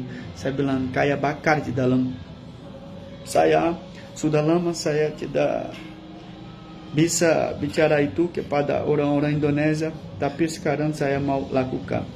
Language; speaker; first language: Indonesian; non-native, fluent; Portuguese